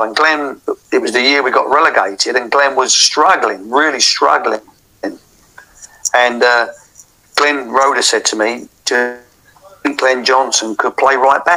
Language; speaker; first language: English; native; English